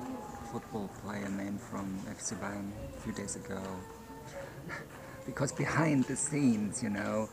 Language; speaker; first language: English; non-native, fluent; German